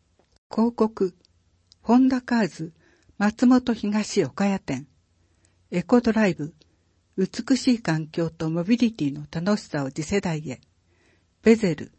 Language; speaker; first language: Japanese; native; Japanese